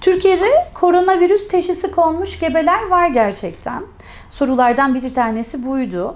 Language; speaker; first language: Turkish; native; Turkish